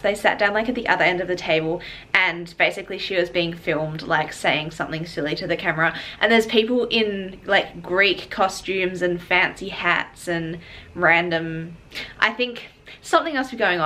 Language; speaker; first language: English; native; English